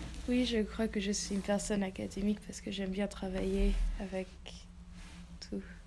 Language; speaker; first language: French; non-native, learner; English